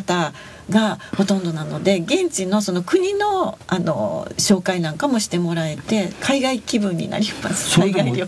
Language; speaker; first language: Japanese; native; Japanese